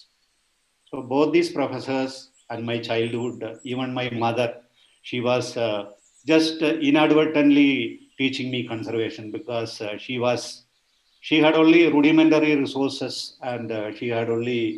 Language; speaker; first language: English; non-native, local second language; Malayalam